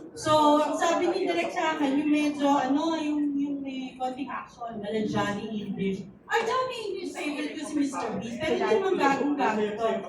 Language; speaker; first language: Filipino; native; Filipino